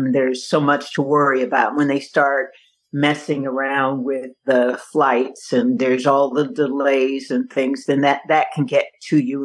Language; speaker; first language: English; native; English